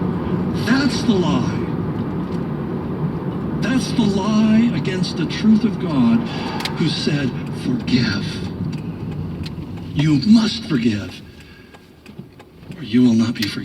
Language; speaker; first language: English; native; English